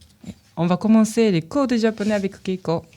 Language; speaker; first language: French; non-native, learner; Japanese